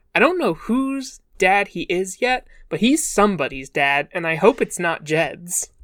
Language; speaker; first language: English; native; English